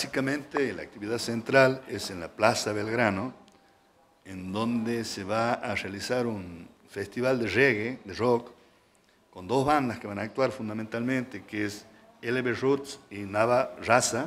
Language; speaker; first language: Spanish; native; Spanish